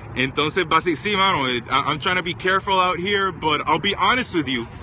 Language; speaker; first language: English; non-native, fluent; Spanish